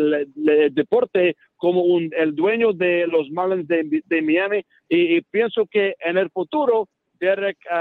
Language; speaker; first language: Spanish; non-native, learner; English